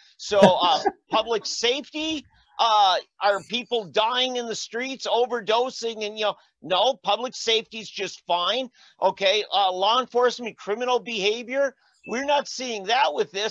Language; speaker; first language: English; native; English